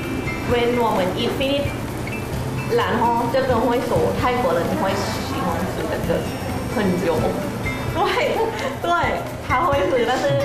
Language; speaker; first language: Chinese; non-native, learner; Thai